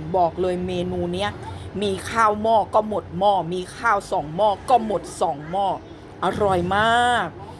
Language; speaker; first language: Thai; native; Thai